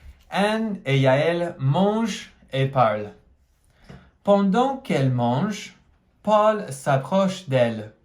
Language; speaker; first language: French; non-native, fluent; English